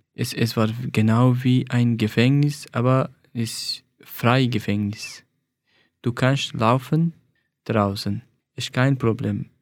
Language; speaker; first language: German; non-native, fluent; Persian